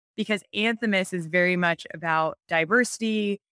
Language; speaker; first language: English; native; English